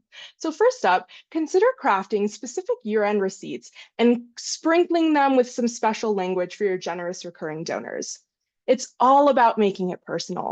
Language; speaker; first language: English; native; English